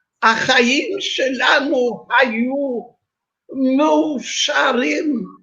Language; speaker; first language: Hebrew; non-native, fluent; Polish